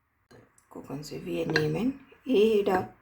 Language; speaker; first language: German; non-native, learner; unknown